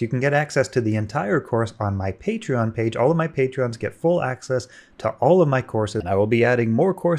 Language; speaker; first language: English; native; English